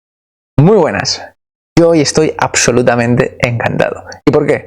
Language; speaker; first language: Spanish; native; Spanish